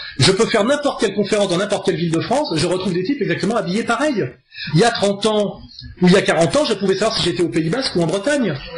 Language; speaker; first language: French; native; French